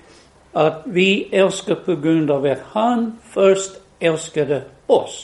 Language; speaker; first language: Swedish; non-native, fluent; English